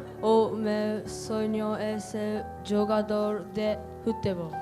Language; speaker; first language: Portuguese; non-native, learner; Japanese